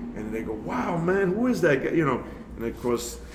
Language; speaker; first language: English; early bilingual, other home language; Spanish